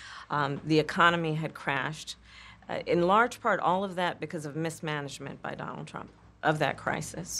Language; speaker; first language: English; native; English